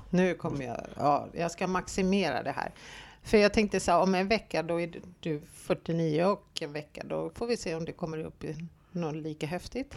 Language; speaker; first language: Swedish; early bilingual, other home language; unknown